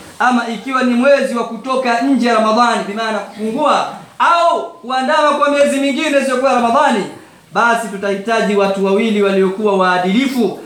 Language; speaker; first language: Swahili; native; Swahili